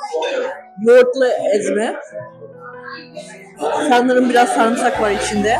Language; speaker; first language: Turkish; early bilingual, heritage; Turkish